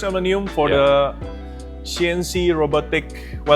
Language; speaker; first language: English; non-native, fluent; Indonesian